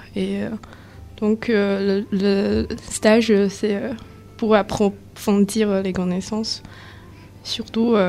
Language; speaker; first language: French; non-native, fluent; Chinese